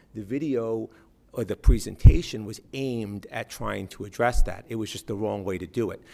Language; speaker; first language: English; native; English